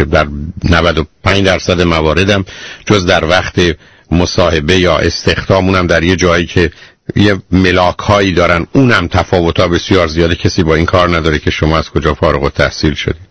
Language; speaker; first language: Persian; native; Persian